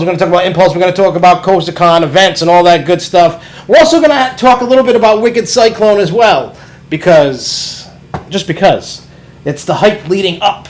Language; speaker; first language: English; native; English